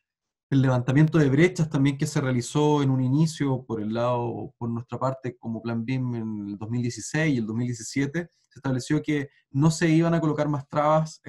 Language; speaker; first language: Spanish; native; Spanish